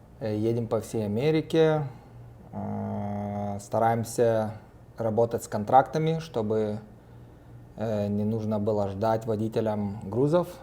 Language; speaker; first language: Russian; non-native, fluent; Lithuanian